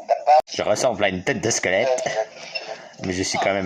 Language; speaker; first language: French; native; French